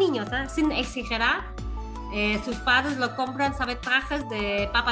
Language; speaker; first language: Spanish; non-native, fluent; Vietnamese